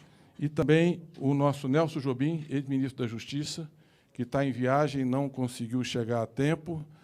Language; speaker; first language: Portuguese; native; Portuguese